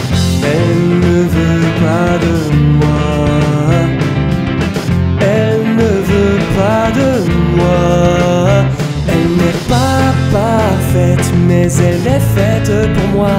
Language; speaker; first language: French; native; French